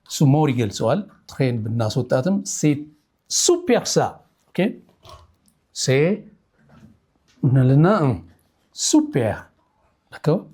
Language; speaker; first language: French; non-native, fluent; Amharic